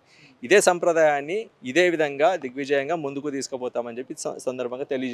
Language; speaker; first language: Telugu; native; Telugu